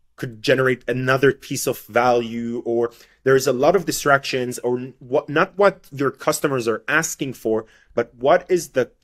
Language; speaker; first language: English; non-native, fluent; Hebrew